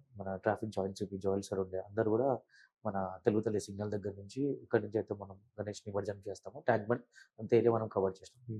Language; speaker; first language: Telugu; early bilingual, heritage; Telugu